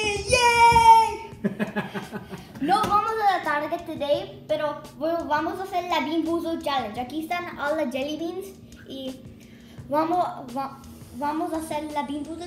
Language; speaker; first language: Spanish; early bilingual, other home language; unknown